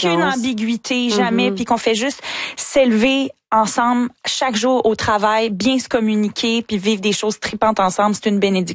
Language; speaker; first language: French; native; French